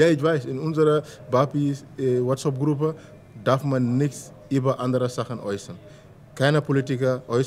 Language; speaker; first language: German; non-native, learner; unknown